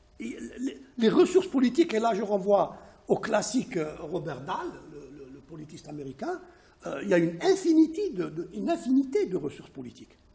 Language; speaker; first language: French; non-native, local second language; Arabic